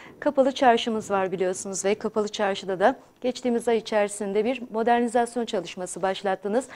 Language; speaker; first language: Turkish; native; Turkish